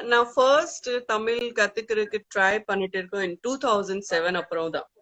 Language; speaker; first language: Tamil; non-native, fluent; Gujarati